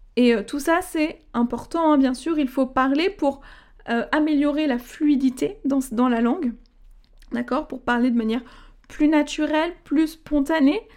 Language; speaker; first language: French; native; French